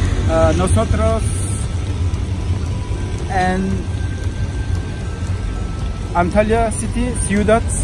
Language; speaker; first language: Spanish; non-native, learner; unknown